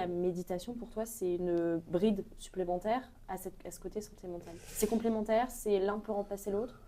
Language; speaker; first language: French; native; French